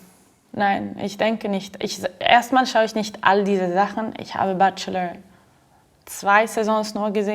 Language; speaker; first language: German; non-native, fluent; Arabic